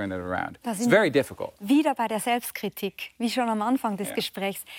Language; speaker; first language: German; native; German